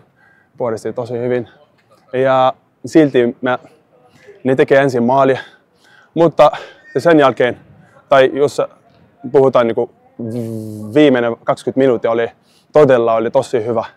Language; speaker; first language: Finnish; non-native, learner; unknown